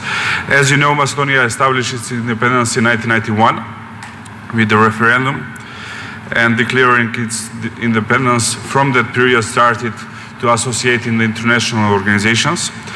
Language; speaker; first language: English; non-native, fluent; Macedonian